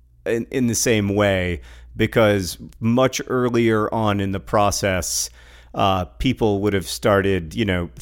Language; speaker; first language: English; native; English